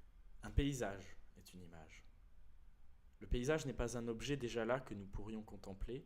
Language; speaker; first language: French; native; French